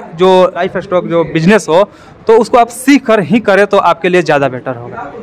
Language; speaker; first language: Hindi; native; Hindi